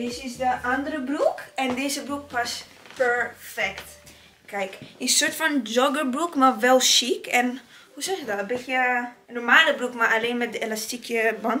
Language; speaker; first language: Dutch; non-native, learner; Italian